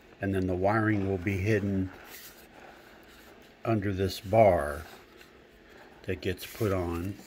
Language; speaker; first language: English; native; English